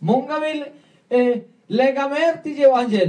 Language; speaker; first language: Swedish; non-native, learner; Spanish